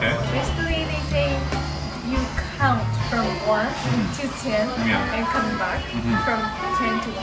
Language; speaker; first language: English; non-native, fluent; Japanese